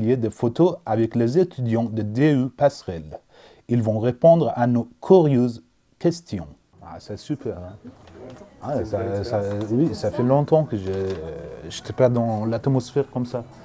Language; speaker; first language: French; non-native, learner; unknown